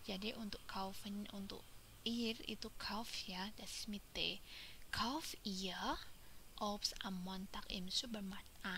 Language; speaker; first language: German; non-native, fluent; Indonesian